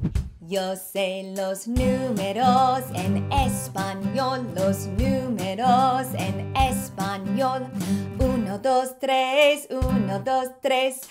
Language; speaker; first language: Spanish; non-native, fluent; English